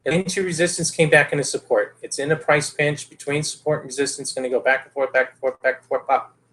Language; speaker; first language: English; native; English